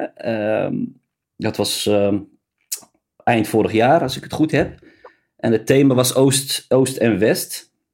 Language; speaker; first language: Dutch; early bilingual, other home language; Riffian